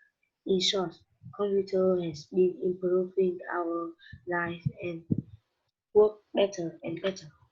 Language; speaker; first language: English; non-native, learner; Vietnamese